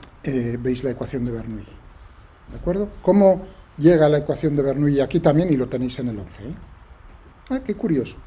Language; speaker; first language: Spanish; native; Spanish